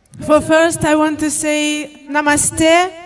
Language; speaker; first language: English; non-native, learner; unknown